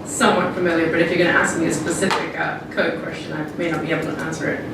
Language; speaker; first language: English; native; English